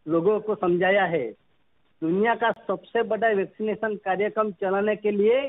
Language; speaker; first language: Hindi; non-native, local second language; Gujarati